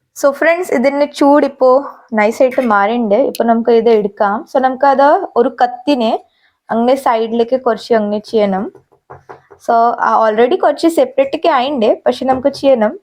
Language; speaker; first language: Malayalam; non-native, learner; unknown